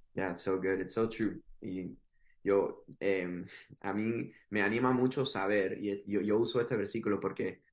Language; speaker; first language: Spanish; early bilingual, heritage; Spanish